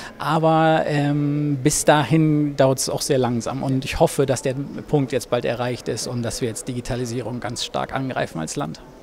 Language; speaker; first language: German; native; German